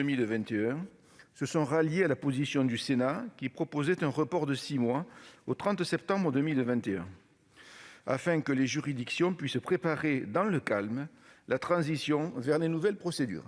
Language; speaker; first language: French; native; French